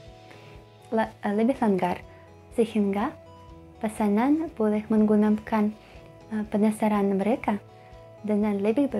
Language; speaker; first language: Indonesian; non-native, fluent; Russian